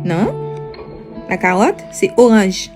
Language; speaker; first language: French; non-native, local second language; Haitian Creole